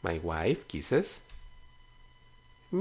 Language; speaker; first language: English; non-native, fluent; Spanish